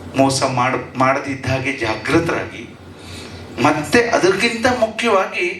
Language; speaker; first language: Kannada; native; Kannada